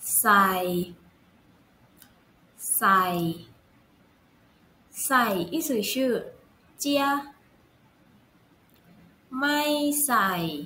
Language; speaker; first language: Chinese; non-native, learner; Thai